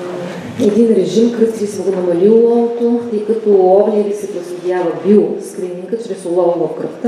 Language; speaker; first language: Bulgarian; native; Bulgarian